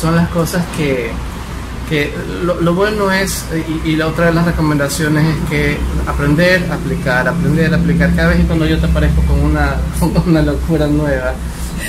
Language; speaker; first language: Spanish; native; Spanish